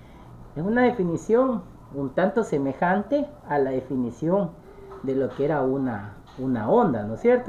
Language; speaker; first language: Spanish; native; Spanish